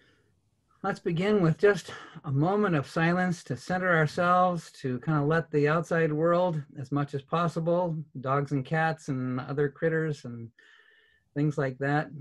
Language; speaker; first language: English; native; English